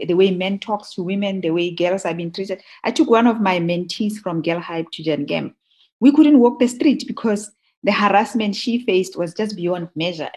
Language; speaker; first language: English; non-native, local second language; Tswana